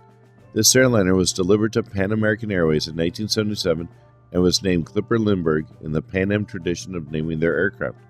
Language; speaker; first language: English; native; English